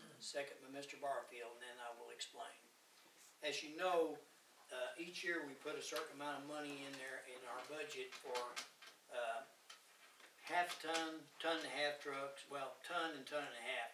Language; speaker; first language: English; native; English